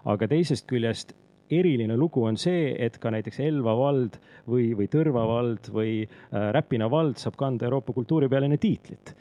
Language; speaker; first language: Estonian; native; Estonian